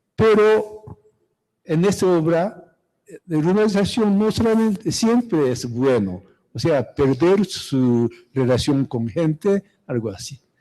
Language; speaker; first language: Spanish; non-native, fluent; Japanese